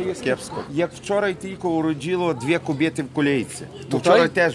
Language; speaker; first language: Polish; non-native, learner; Ukrainian